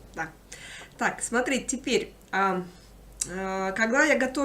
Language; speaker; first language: Russian; native; Russian